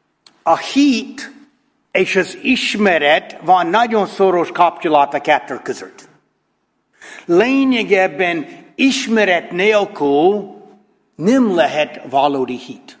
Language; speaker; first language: Hungarian; non-native, fluent; English